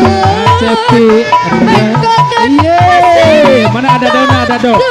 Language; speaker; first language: Indonesian; non-native, local second language; Sundanese